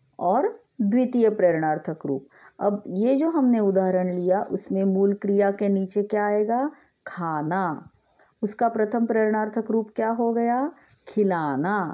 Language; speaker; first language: Hindi; non-native, local second language; Marathi